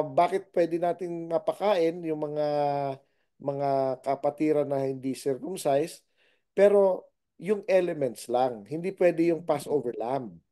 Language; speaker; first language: Filipino; native; Filipino